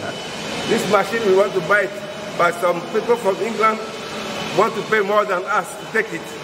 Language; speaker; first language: English; non-native, learner; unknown